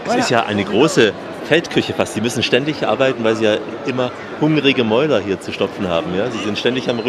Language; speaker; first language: German; native; German